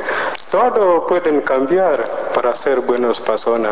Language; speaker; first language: Spanish; non-native, learner; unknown